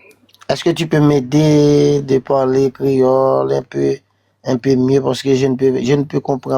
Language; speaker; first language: French; non-native, learner; Spanish